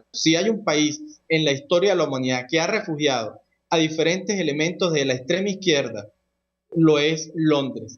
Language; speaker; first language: Spanish; native; Spanish